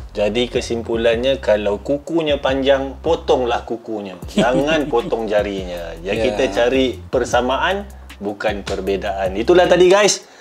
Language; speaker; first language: Malay; native; Malay